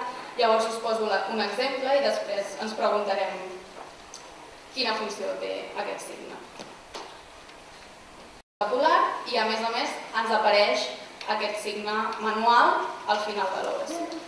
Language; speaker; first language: Catalan; native; Catalan